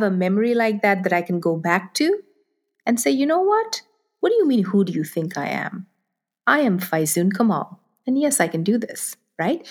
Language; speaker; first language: English; non-native, local second language; Bangla